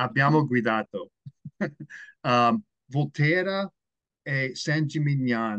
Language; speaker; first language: Italian; non-native, learner; English